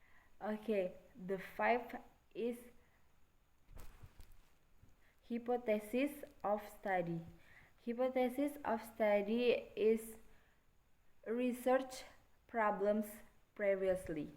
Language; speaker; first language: English; non-native, learner; Indonesian